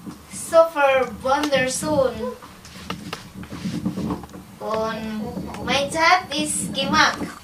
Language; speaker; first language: German; non-native, learner; Cebuano